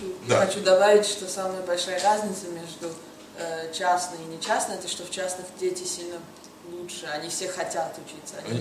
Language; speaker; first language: Russian; early bilingual, heritage; Russian